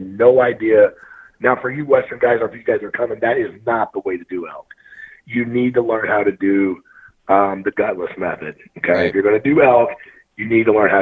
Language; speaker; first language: English; native; English